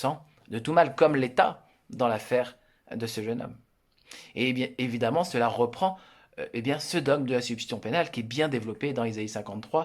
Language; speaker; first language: French; native; French